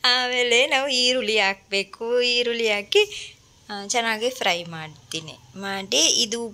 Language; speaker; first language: Kannada; non-native, fluent; Sinhala